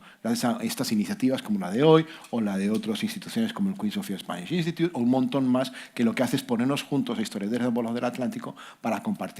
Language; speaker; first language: Spanish; native; Spanish